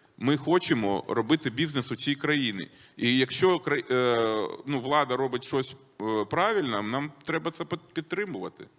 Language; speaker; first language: Ukrainian; non-native, local second language; Russian